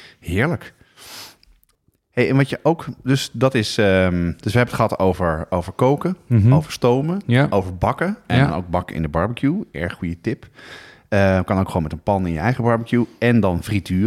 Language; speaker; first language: Dutch; native; Dutch